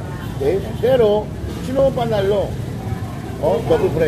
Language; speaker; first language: Filipino; non-native, learner; Korean